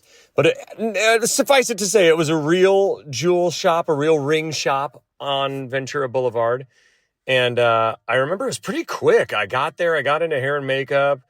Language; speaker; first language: English; native; English